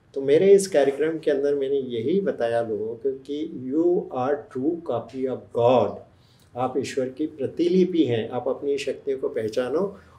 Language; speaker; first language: Hindi; native; Hindi